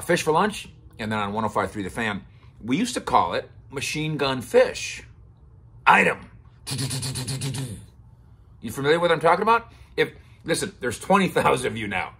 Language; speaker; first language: English; native; English